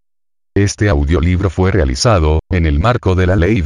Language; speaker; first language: Spanish; native; Spanish